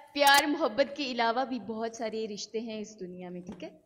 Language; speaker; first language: Urdu; native; Urdu